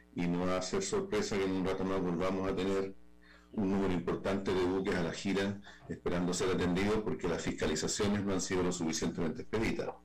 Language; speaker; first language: Spanish; native; Spanish